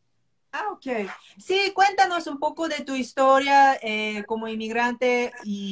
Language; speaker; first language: Spanish; non-native, fluent; Korean